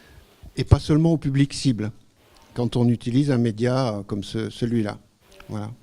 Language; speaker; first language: French; native; French